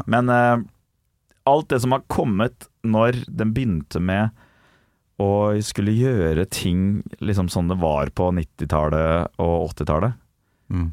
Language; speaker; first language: Norwegian; native; Norwegian